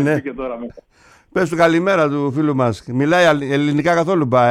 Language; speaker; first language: Greek; native; Greek